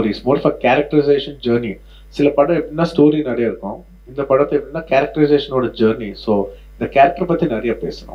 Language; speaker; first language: Tamil; non-native, local second language; Telugu